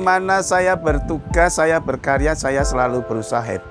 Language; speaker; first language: Indonesian; non-native, local second language; Javanese